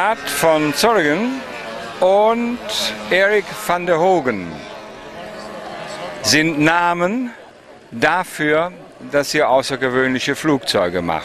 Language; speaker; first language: German; native; German